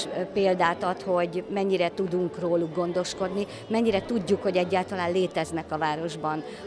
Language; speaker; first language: Hungarian; native; Hungarian